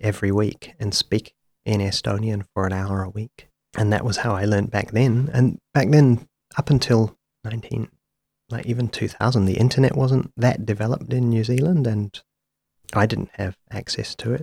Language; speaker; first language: English; native; English